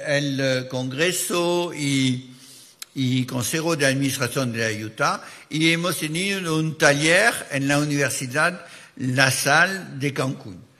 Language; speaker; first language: Spanish; non-native, fluent; French